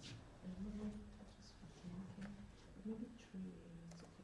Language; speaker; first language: English; non-native, learner; French